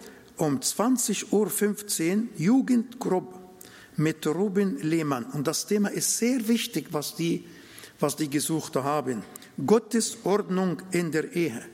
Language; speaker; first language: German; non-native, learner; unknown